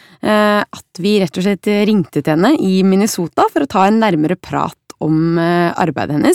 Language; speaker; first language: Norwegian; native; Norwegian